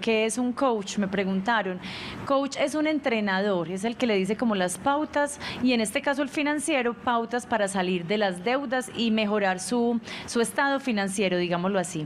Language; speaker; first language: Spanish; native; Spanish